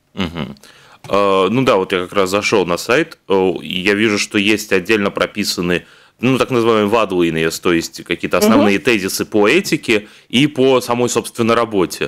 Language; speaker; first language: Russian; native; Russian